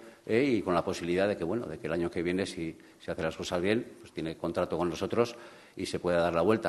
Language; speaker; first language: Spanish; native; Spanish